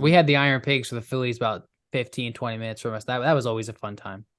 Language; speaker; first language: English; native; English